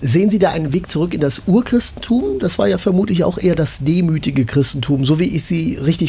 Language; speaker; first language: German; native; German